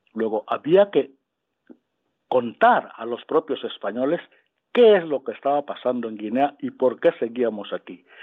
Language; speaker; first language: Spanish; non-native, local second language; Fang